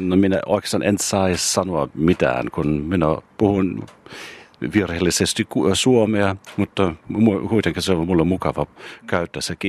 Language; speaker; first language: Finnish; non-native, fluent; German